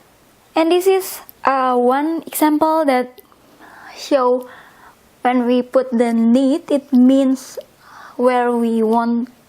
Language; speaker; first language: English; non-native, fluent; Indonesian